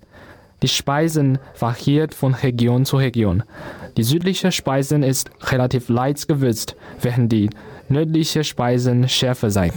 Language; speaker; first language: German; non-native, learner; Chinese